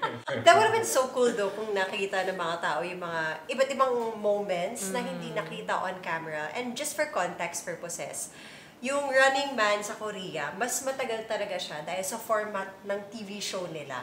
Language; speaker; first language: Filipino; non-native, local second language; English